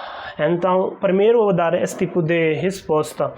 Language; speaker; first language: Portuguese; non-native, learner; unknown